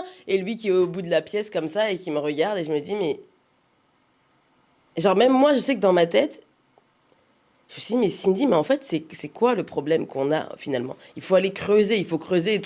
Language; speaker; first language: French; native; French